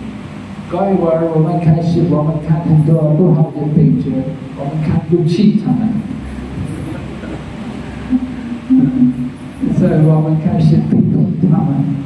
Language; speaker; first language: Chinese; non-native, fluent; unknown